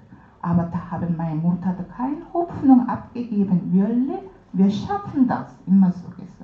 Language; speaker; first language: German; non-native, learner; Korean